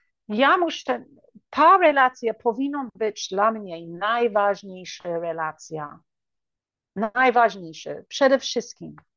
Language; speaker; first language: Polish; early bilingual, heritage; English